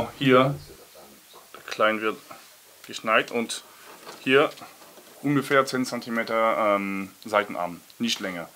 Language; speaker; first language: German; non-native, learner; French